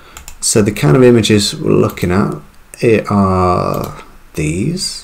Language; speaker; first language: English; native; English